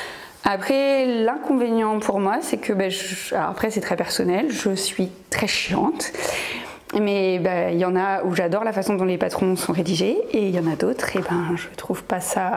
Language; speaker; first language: French; native; French